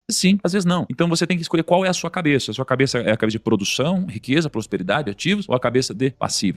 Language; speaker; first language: Portuguese; native; Portuguese